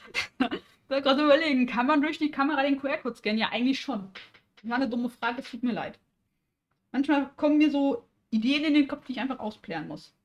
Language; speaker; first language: German; native; German